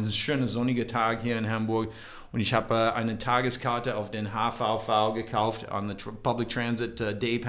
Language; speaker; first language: German; non-native, learner; English